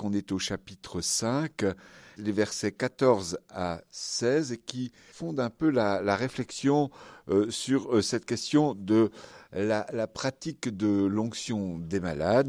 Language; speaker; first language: French; native; French